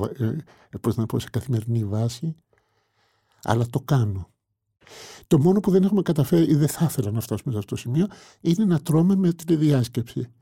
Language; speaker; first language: Greek; native; Greek